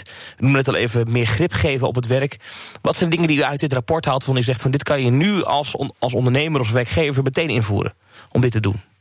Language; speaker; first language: Dutch; native; Dutch